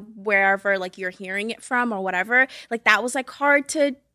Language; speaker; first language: English; early bilingual, other home language; Kabuverdianu